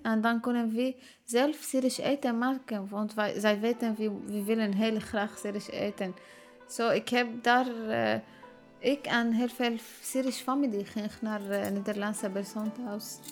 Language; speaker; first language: Dutch; non-native, learner; Arabic